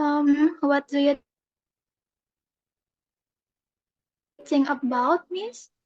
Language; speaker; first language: English; non-native, learner; Indonesian